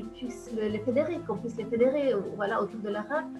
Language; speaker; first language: French; non-native, local second language; Arabic